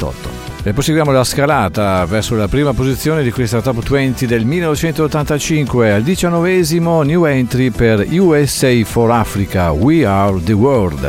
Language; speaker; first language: Italian; native; Italian